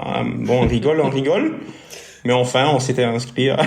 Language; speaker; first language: French; non-native, local second language; Dutch